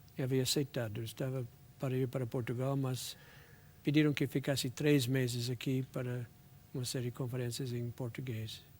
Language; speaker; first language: Portuguese; non-native, fluent; English